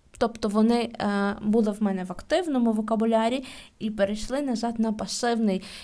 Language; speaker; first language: Ukrainian; native; Ukrainian